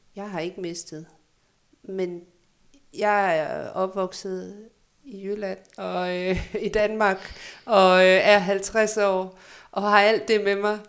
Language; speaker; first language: Danish; native; Danish